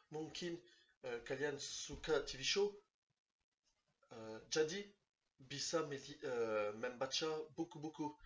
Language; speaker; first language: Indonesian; non-native, learner; French